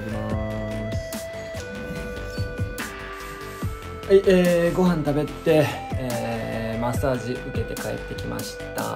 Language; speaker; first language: Japanese; native; Japanese